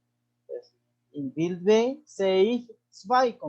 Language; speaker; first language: German; non-native, fluent; Spanish